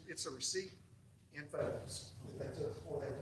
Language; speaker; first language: English; native; English